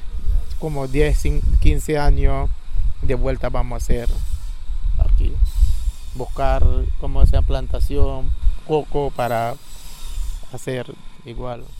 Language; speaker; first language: Spanish; non-native, local second language; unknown